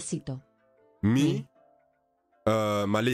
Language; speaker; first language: Spanish; non-native, learner; English